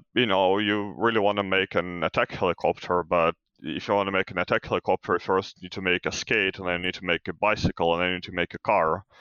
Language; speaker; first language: English; non-native, fluent; Ukrainian